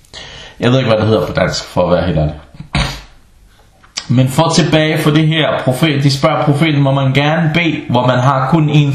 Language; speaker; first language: Danish; early bilingual, other home language; Arabic